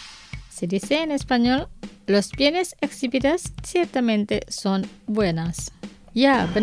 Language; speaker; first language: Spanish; non-native, fluent; Indonesian